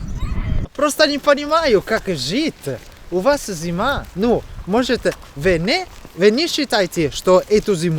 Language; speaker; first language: Russian; non-native, learner; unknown